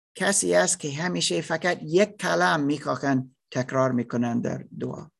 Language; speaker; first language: Persian; non-native, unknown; German